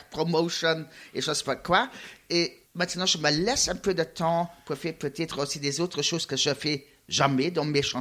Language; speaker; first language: French; non-native, learner; Luxembourgish